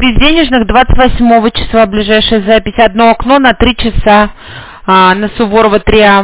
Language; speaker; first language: Russian; native; Russian